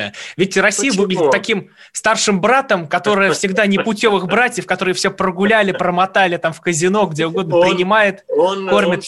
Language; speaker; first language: Russian; native; Russian